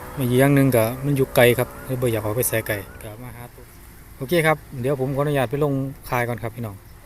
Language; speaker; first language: Thai; native; Thai